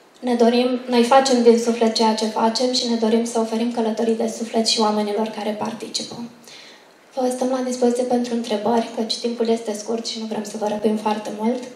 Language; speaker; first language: Romanian; native; Romanian